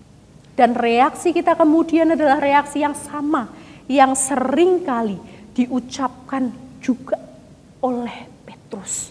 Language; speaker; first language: Indonesian; native; Indonesian